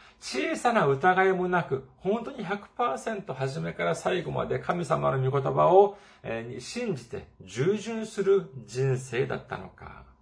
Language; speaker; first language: Japanese; non-native, fluent; Korean